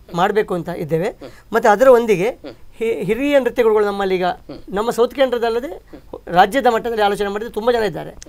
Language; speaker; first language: Kannada; native; Kannada